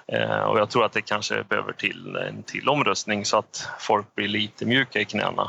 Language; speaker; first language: Swedish; native; Swedish